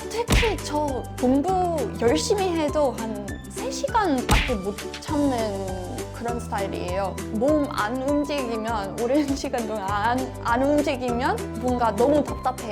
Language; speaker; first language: Korean; non-native, fluent; English